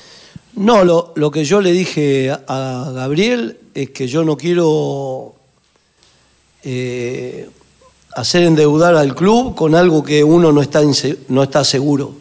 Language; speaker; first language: Spanish; native; Spanish